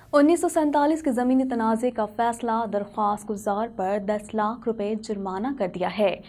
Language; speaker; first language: Urdu; native; Urdu